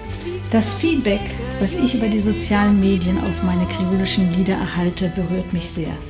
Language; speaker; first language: German; non-native, fluent; Haitian Creole